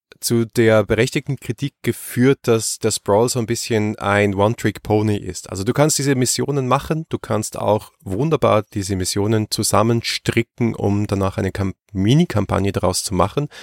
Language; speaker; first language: German; native; German